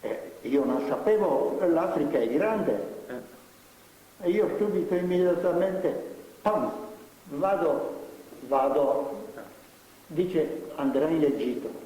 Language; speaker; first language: Italian; non-native, fluent; Slovenian